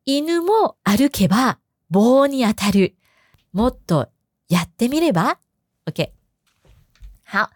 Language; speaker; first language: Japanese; non-native, fluent; Chinese